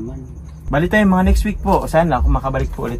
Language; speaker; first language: Filipino; native; Filipino